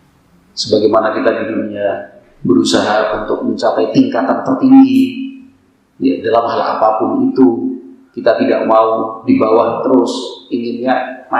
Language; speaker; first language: Indonesian; native; Indonesian